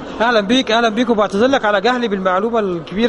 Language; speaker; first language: Arabic; native; Arabic